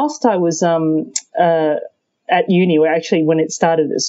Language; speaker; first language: English; early bilingual, other home language; Cantonese